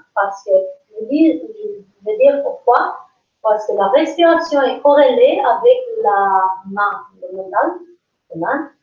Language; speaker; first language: French; non-native, learner; English